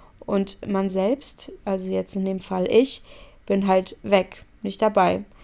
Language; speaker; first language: German; native; German